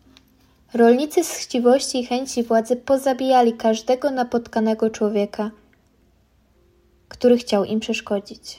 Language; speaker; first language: Polish; native; Polish